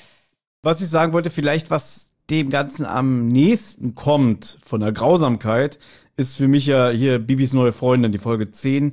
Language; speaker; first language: German; native; German